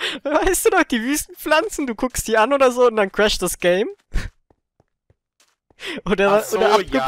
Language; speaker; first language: German; native; German